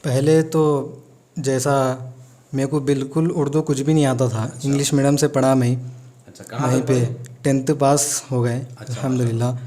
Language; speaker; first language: Urdu; native; Urdu